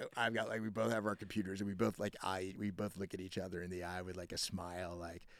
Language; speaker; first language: English; native; English